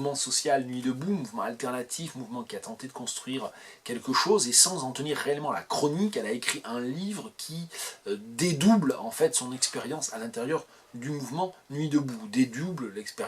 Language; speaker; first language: French; native; French